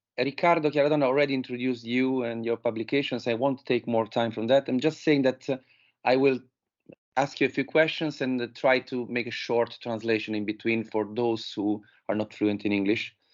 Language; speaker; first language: English; non-native, fluent; Italian